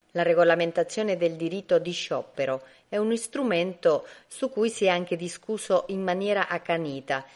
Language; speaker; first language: Italian; non-native, fluent; Spanish